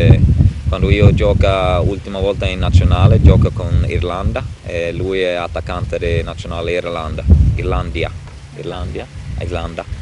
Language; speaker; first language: Italian; non-native, learner; Swedish